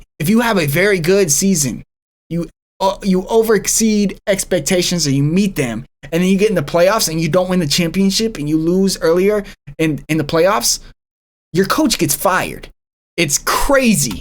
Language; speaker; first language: English; native; English